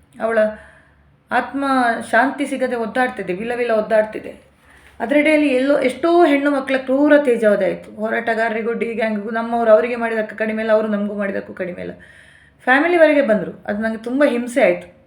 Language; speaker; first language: Kannada; native; Kannada